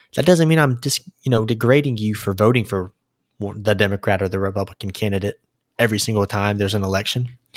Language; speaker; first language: English; native; English